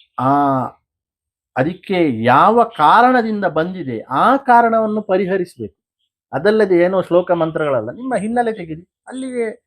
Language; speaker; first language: Kannada; non-native, local second language; Konkani